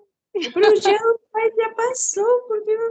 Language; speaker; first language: Portuguese; non-native, fluent; Spanish